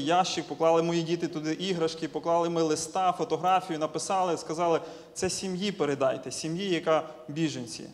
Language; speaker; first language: Ukrainian; native; Ukrainian